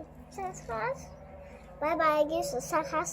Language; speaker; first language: Turkish; non-native, learner; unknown